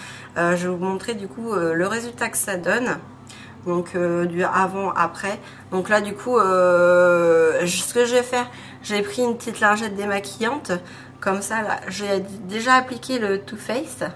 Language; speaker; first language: French; native; French